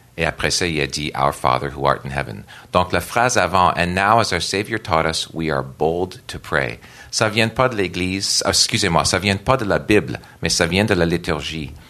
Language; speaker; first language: French; non-native, local second language; English